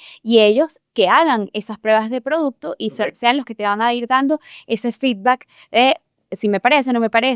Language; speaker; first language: Spanish; native; Spanish